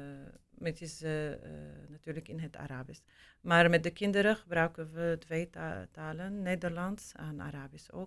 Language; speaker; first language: Dutch; non-native, learner; Arabic